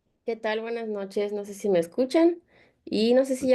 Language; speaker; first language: Spanish; native; Spanish